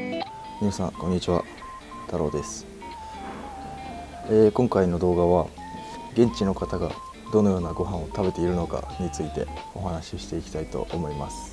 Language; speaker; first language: Japanese; native; Japanese